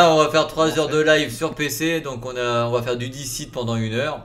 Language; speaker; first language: French; native; French